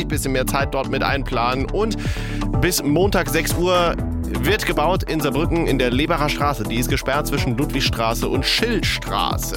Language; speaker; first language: German; native; German